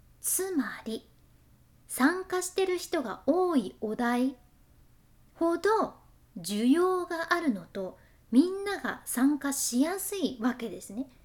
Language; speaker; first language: Japanese; native; Japanese